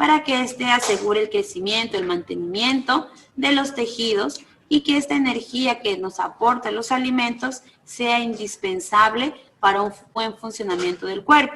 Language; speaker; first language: Spanish; native; Spanish